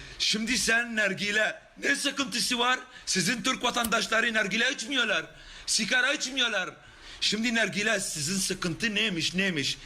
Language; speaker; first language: Turkish; non-native, learner; Arabic